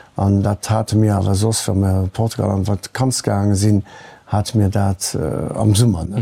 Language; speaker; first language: Luxembourgish; early bilingual, other home language; Portuguese